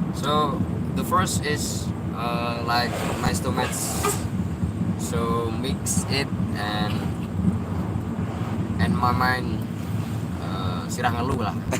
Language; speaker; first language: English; non-native, learner; Indonesian